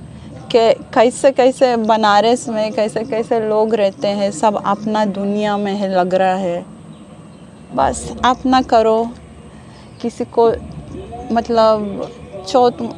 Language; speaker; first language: Hindi; non-native, learner; Hebrew